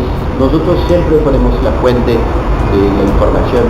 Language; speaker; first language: Spanish; non-native, fluent; French